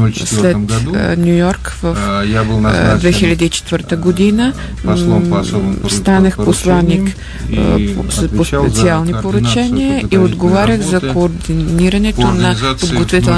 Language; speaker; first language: Bulgarian; non-native, fluent; Russian